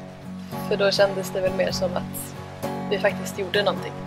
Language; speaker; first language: Swedish; native; Swedish